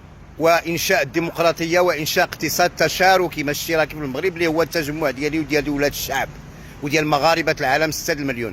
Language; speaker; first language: Arabic; native; Arabic